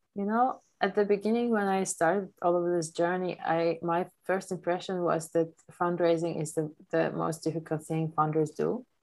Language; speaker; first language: English; non-native, fluent; Polish